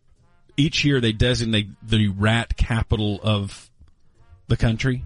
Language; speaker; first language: English; native; English